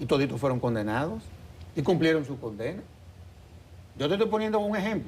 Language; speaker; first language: Spanish; native; Spanish